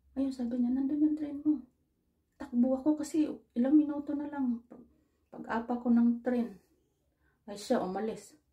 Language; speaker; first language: Filipino; native; Filipino